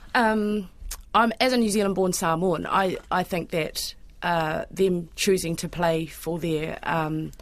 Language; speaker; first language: English; native; English